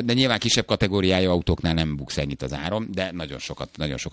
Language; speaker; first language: Hungarian; native; Hungarian